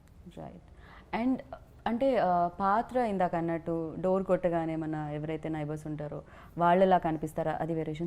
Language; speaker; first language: Telugu; native; Telugu